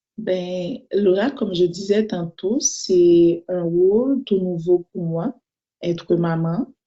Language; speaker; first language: French; non-native, local second language; Haitian Creole